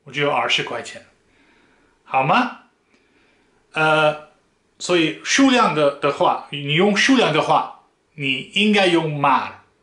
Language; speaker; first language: Chinese; non-native, fluent; Dutch